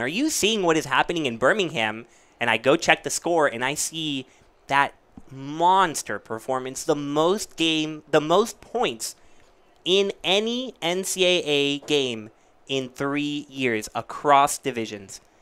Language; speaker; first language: English; early bilingual, other home language; Spanish